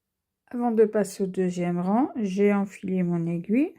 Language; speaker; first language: French; native; French